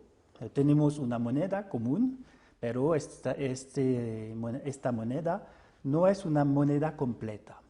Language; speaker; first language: Spanish; non-native, fluent; French